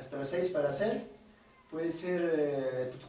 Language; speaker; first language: Spanish; native; Spanish